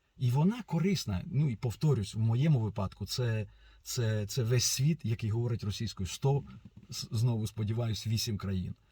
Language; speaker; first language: Ukrainian; non-native, local second language; Russian